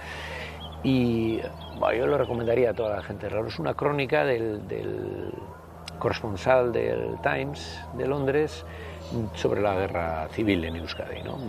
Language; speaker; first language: Spanish; native; Spanish